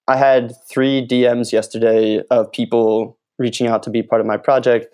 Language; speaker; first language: English; native; English